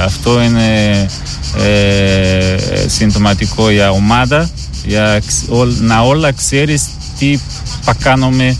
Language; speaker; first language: Greek; non-native, learner; Portuguese